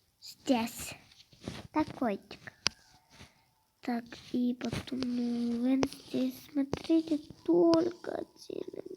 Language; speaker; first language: Russian; non-native, local second language; Kazakh